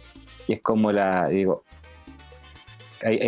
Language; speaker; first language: Spanish; native; Spanish